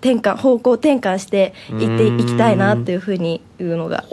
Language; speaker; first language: Japanese; native; Japanese